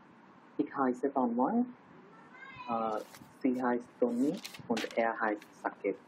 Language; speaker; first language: German; non-native, learner; Bangla